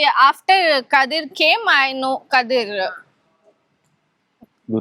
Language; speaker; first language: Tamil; non-native, learner; Telugu